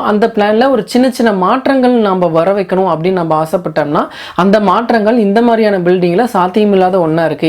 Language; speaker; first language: Tamil; native; Tamil